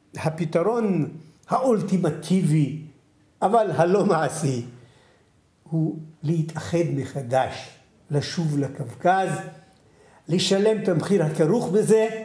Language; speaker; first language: Hebrew; non-native, local second language; Adyghe